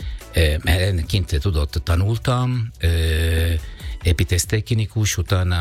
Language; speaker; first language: Hungarian; non-native, learner; Italian